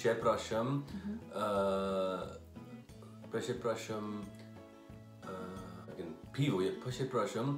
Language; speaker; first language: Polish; non-native, learner; Punjabi